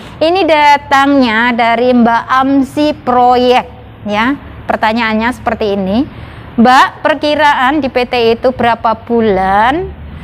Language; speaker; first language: Indonesian; non-native, local second language; Javanese